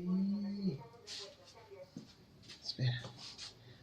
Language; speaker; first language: Spanish; non-native, learner; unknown